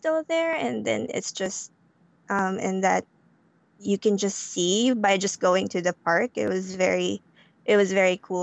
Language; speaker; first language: English; non-native, local second language; Filipino